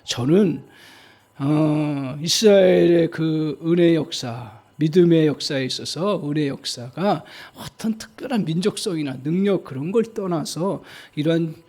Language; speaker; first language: Korean; native; Korean